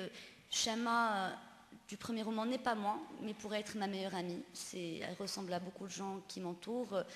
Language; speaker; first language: French; non-native, local second language; Arabic